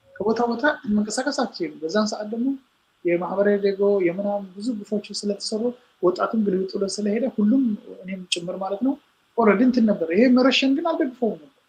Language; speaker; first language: Amharic; non-native, local second language; Tigrinya